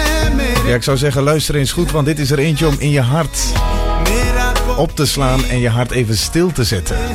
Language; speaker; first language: Dutch; native; Dutch